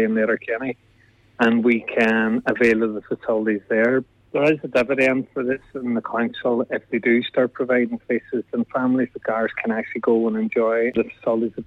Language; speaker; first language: English; native; English